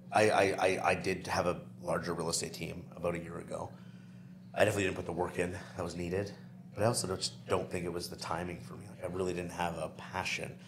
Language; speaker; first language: English; native; English